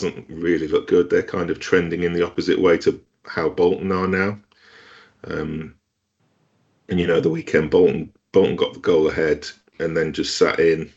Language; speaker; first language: English; native; English